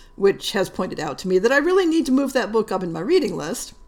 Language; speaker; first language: English; native; English